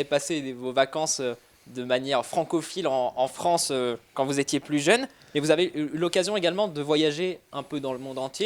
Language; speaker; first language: French; native; French